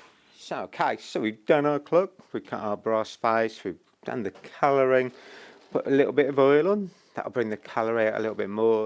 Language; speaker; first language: English; native; English